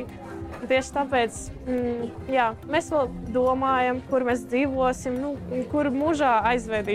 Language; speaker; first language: Latvian; early bilingual, other home language; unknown